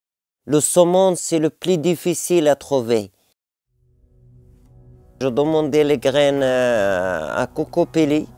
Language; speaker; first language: French; non-native, learner; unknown